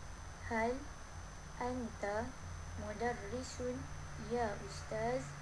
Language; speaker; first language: Arabic; non-native, learner; Malay